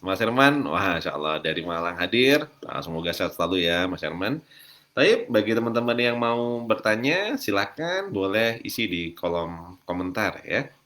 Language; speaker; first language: Indonesian; native; Indonesian